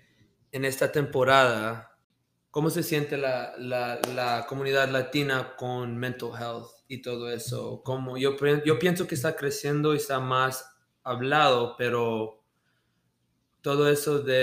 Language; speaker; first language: Spanish; early bilingual, heritage; Spanish